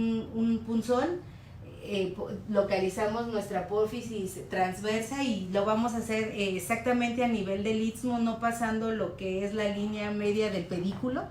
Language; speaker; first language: Spanish; native; Spanish